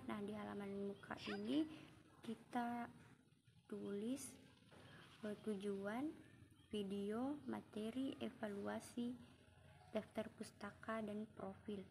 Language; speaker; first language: Indonesian; native; Indonesian